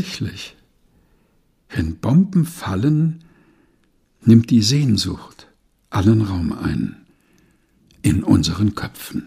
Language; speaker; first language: German; non-native, fluent; Portuguese